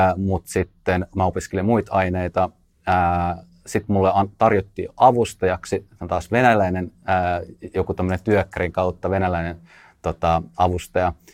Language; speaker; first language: Finnish; early bilingual, other home language; Russian